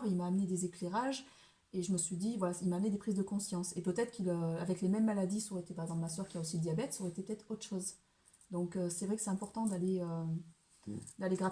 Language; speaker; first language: French; native; French